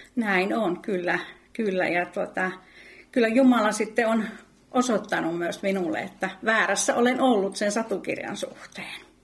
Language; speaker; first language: Finnish; native; Finnish